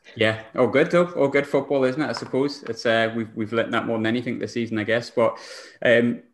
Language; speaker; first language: English; native; English